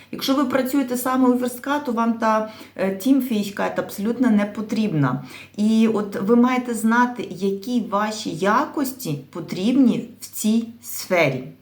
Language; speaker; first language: Ukrainian; native; Ukrainian